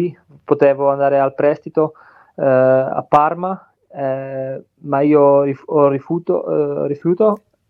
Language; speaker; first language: Italian; non-native, learner; Czech